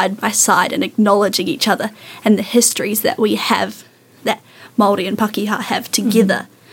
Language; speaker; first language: English; native; English